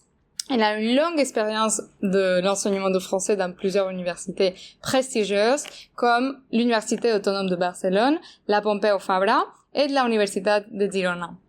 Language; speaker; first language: French; non-native, fluent; Spanish